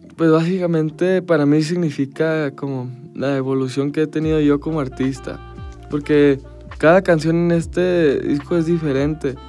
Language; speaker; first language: Spanish; early bilingual, heritage; Spanish